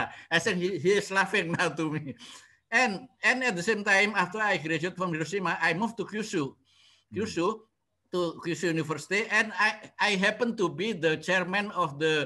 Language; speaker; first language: English; non-native, learner; Indonesian